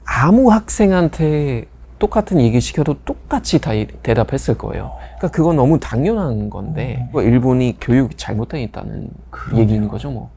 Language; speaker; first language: Korean; non-native, fluent; German